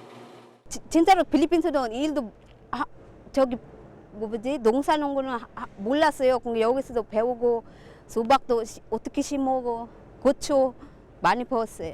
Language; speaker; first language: Korean; non-native, learner; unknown